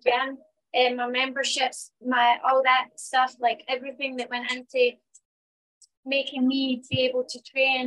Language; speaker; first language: English; native; English